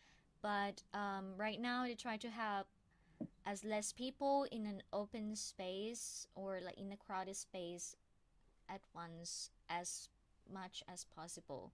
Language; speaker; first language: English; non-native, fluent; Thai